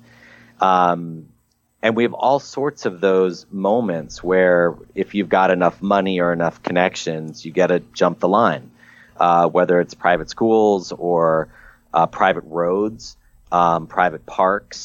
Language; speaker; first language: English; native; English